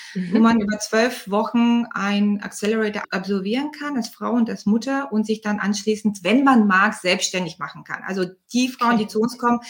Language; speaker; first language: German; non-native, fluent; Bulgarian